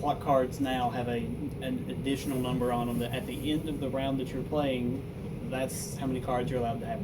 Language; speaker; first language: English; native; English